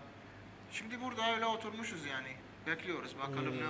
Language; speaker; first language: Turkish; early bilingual, heritage; Armenian